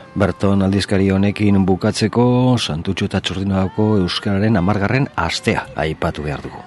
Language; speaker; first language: Basque; native; Basque